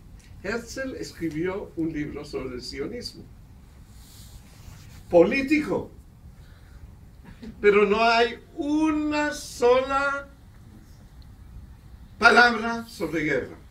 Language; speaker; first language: Spanish; non-native, fluent; Hebrew